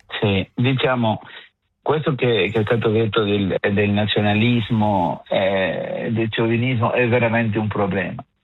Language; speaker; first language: Italian; non-native, fluent; Spanish